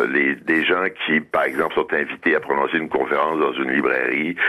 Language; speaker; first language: French; native; French